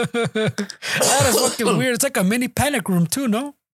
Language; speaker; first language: English; early bilingual, other home language; Spanish